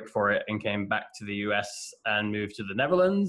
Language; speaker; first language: English; native; English